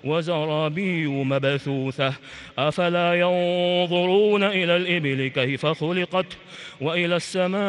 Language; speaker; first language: Arabic; native; Arabic